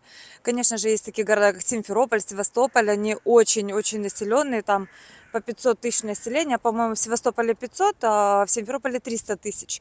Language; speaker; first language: Russian; native; Russian